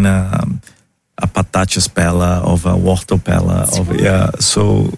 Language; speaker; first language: Dutch; non-native, fluent; Portuguese